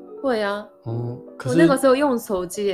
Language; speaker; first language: Chinese; non-native, learner; Japanese